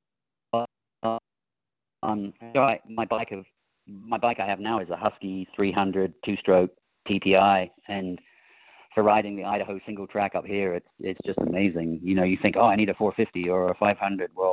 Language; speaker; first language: English; native; English